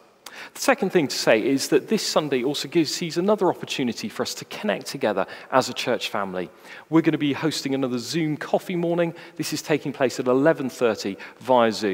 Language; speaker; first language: English; native; English